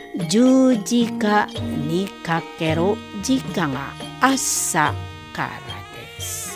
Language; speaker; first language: Japanese; non-native, fluent; Indonesian